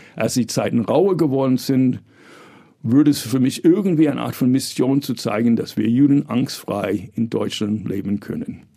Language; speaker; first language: German; early bilingual, other home language; English